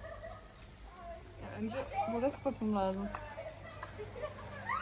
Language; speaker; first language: Turkish; non-native, learner; German